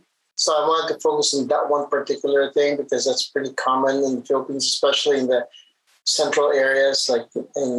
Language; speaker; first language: English; non-native, local second language; Hiligaynon